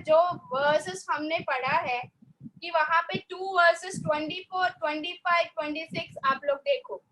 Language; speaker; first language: Hindi; non-native, local second language; Malayalam